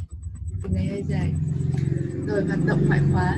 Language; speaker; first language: Vietnamese; native; Vietnamese